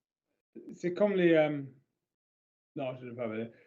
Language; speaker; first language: French; non-native, learner; English